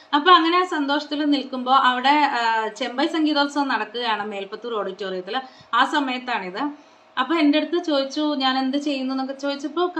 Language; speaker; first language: Malayalam; non-native, local second language; Konkani